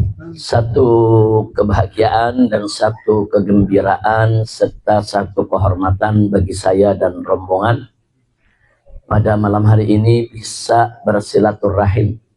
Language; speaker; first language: Indonesian; native; Indonesian